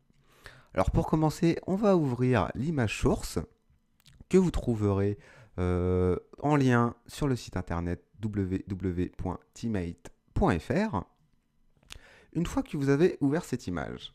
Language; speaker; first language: French; native; French